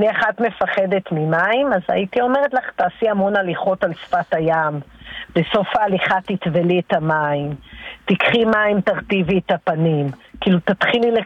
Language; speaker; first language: Hebrew; native; Hebrew